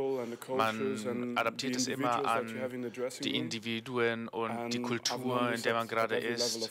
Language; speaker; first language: German; non-native, fluent; French